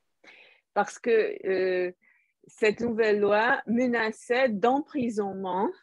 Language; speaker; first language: French; non-native, fluent; Hungarian